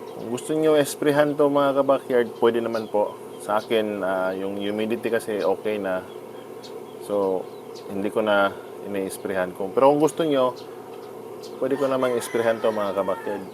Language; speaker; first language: Filipino; non-native, local second language; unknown